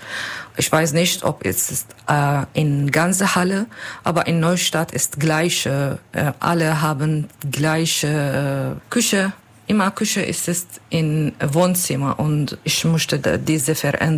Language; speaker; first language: German; non-native, learner; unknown